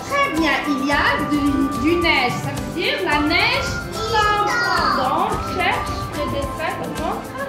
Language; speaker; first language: French; non-native, local second language; Arabic